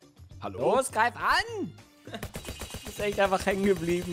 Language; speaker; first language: German; native; German